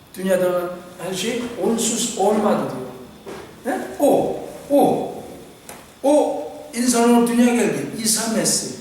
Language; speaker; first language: Turkish; non-native, fluent; Korean